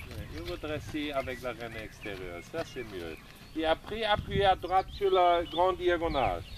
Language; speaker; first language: French; non-native, learner; German